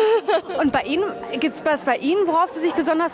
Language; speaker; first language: German; native; German